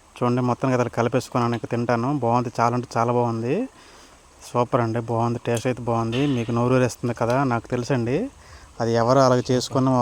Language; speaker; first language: Telugu; non-native, local second language; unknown